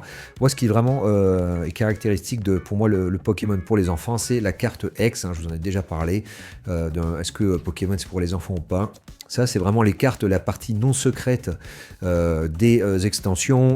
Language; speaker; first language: French; native; French